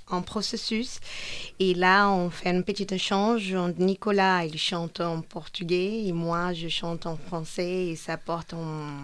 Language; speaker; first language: French; non-native, fluent; Portuguese